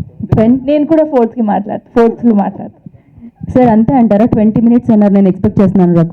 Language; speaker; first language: Telugu; non-native, local second language; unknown